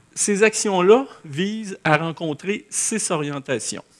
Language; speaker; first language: French; native; French